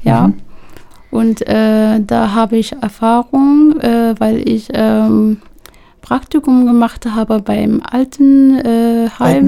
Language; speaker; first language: German; non-native, local second language; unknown